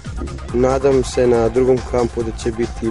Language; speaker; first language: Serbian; early bilingual, heritage; Serbian